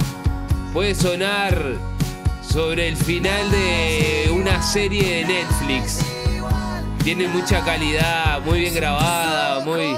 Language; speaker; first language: Spanish; native; Spanish